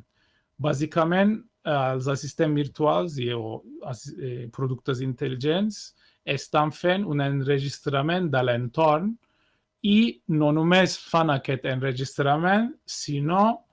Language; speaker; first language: Catalan; non-native, fluent; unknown